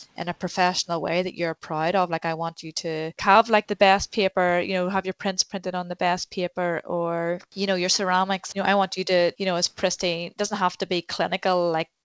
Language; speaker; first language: English; native; English